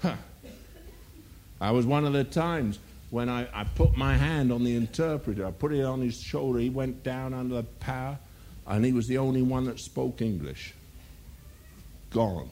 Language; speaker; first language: English; native; English